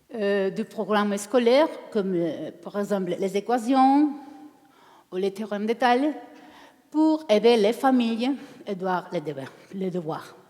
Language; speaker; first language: French; non-native, learner; Spanish